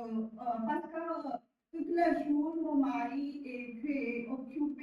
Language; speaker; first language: French; non-native, learner; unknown